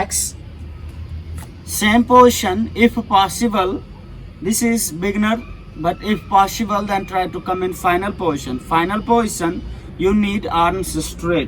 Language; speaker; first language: English; non-native, local second language; Hindi